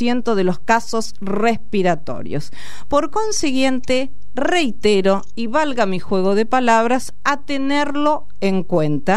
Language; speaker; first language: Spanish; native; Spanish